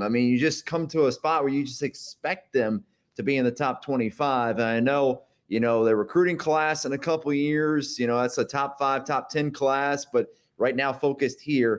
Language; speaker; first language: English; native; English